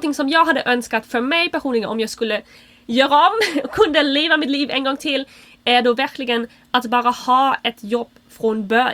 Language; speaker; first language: Swedish; non-native, fluent; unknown